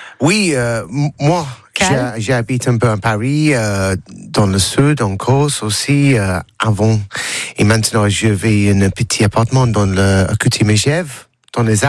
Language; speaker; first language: French; non-native, learner; English